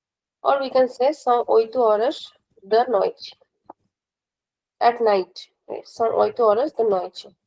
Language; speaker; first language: Portuguese; non-native, fluent; Hindi